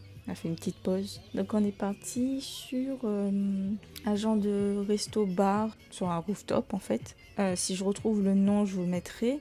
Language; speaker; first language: French; native; French